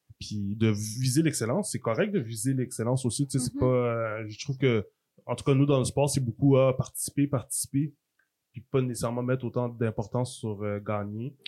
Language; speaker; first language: French; native; French